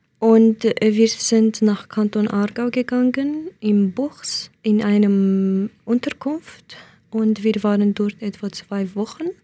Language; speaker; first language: German; non-native, learner; Central Kurdish